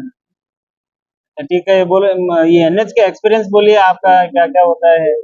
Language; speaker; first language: Hindi; non-native, local second language; Kannada